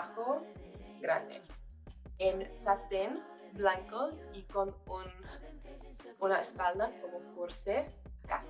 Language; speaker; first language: Spanish; non-native, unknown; English